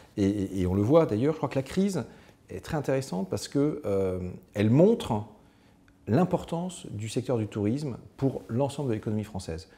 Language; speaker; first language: French; native; French